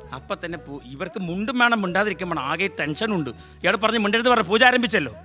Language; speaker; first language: Malayalam; native; Malayalam